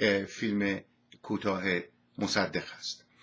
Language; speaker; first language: Persian; native; Persian